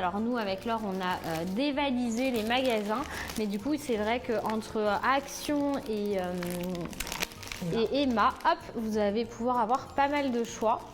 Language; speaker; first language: French; native; French